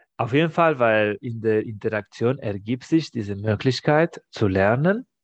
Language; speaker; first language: German; non-native, fluent; Spanish